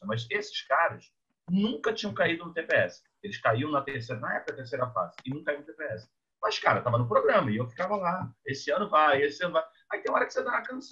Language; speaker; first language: Portuguese; native; Portuguese